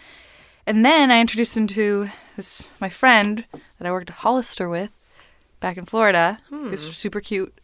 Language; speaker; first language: English; non-native, fluent; Spanish